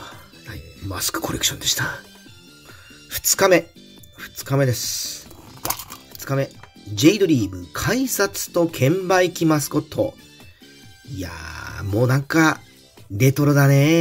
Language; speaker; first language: Japanese; native; Japanese